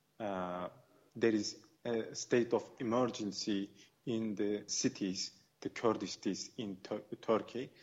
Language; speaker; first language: English; non-native, fluent; Kurdish